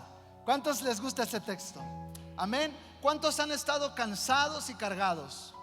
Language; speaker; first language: Spanish; native; Spanish